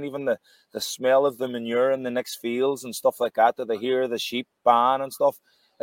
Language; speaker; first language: English; native; English